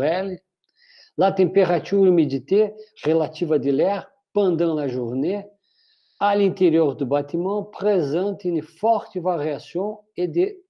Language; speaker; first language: French; non-native, fluent; Portuguese